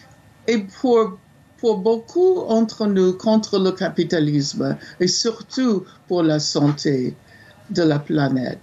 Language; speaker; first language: French; non-native, fluent; English